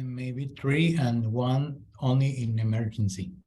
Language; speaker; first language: English; non-native, learner; Spanish